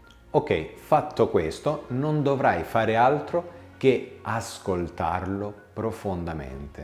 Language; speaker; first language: Italian; native; Italian